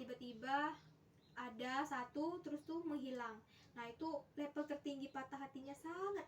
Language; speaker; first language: Indonesian; native; Indonesian